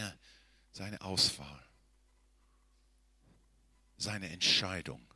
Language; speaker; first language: German; non-native, fluent; English